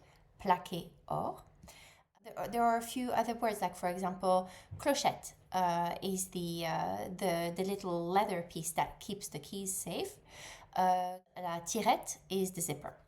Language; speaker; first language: English; non-native, fluent; French